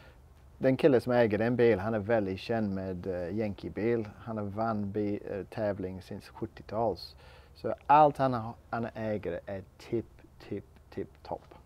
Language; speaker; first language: Swedish; non-native, learner; English